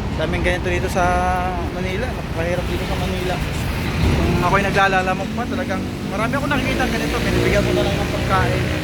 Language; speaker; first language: Filipino; native; Filipino